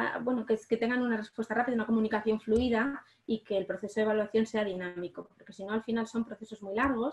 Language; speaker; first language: Spanish; native; Spanish